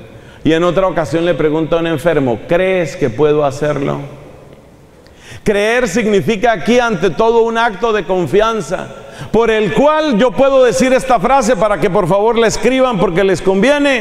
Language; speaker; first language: Spanish; native; Spanish